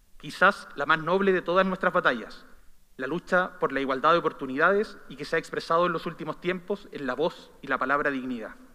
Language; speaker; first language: Spanish; native; Spanish